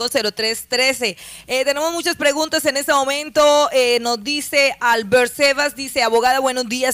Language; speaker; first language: Spanish; native; Spanish